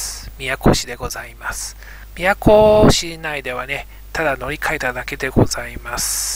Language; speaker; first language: Japanese; native; Japanese